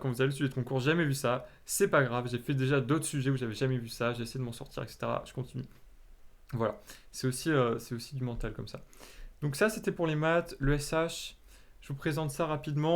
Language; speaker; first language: French; native; French